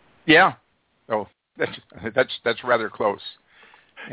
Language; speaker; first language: English; native; English